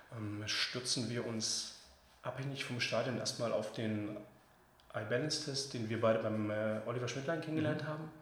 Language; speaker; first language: German; native; German